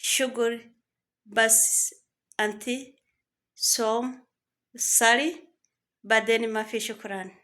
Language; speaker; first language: Arabic; non-native, learner; Kinyarwanda